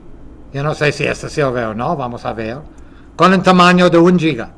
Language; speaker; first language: Spanish; non-native, fluent; English